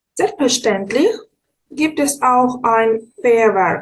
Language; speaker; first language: German; non-native, fluent; Ukrainian